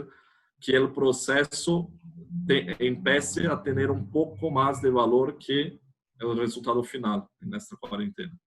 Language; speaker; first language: Spanish; non-native, fluent; Portuguese